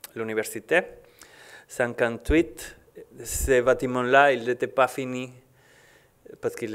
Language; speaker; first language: French; non-native, learner; Spanish